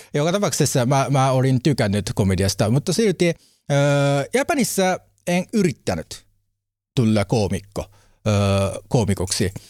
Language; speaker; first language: Finnish; non-native, learner; Japanese